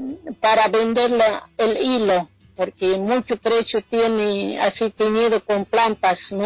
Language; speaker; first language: Spanish; non-native, local second language; Quechua